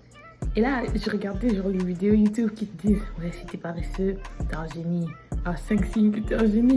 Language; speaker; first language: French; native; French